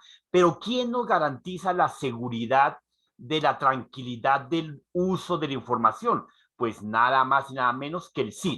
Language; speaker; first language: Spanish; native; Spanish